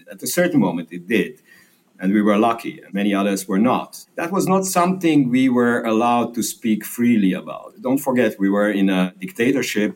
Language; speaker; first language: English; non-native, fluent; Hungarian